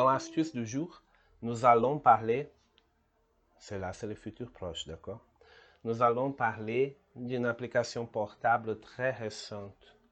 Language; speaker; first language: French; non-native, learner; Portuguese